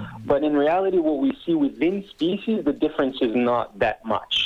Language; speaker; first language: English; non-native, fluent; Portuguese